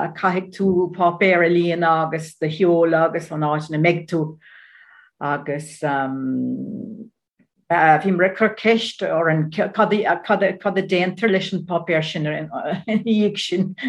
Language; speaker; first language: Irish; non-native, learner; Dutch